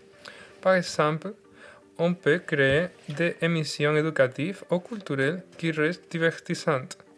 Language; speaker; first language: French; non-native, learner; Spanish